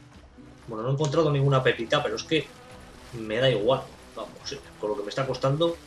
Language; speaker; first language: Spanish; native; Spanish